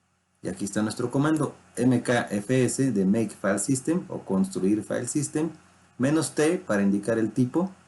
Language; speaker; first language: Spanish; native; Spanish